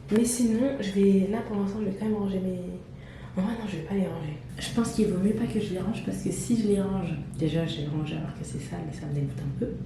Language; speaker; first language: French; native; French